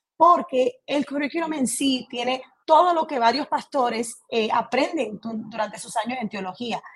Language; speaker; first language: Spanish; early bilingual, heritage; Spanish